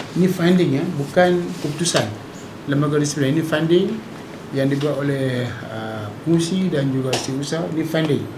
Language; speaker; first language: Malay; native; Malay